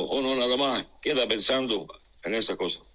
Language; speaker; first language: Spanish; non-native, fluent; Arabic